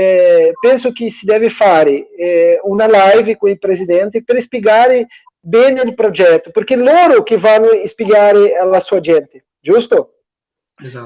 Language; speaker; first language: Italian; non-native, fluent; Portuguese